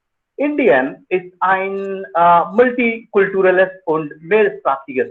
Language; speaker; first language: German; non-native, fluent; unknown